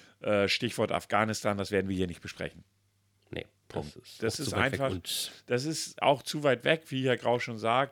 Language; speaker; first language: German; native; German